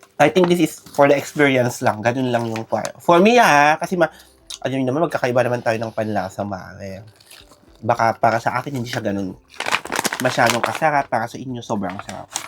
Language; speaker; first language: Filipino; non-native, local second language; Iloko